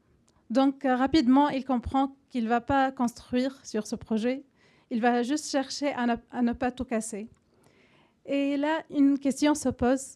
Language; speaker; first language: French; non-native, fluent; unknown